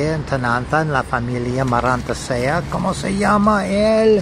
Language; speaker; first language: Spanish; non-native, learner; English